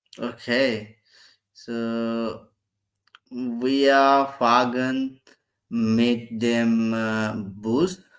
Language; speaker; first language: German; non-native, learner; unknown